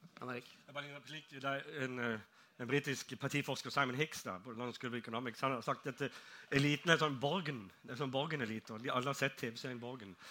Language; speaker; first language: Norwegian; native; Norwegian